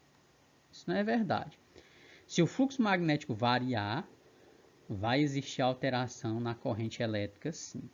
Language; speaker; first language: Portuguese; native; Portuguese